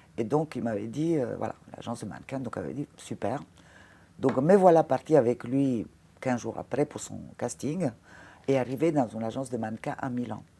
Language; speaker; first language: French; non-native, fluent; Italian